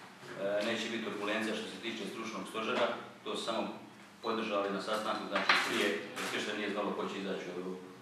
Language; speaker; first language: Croatian; native; Croatian